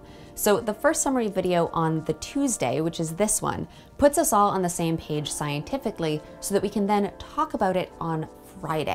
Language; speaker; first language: English; native; English